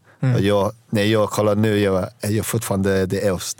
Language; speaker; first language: Swedish; non-native, learner; English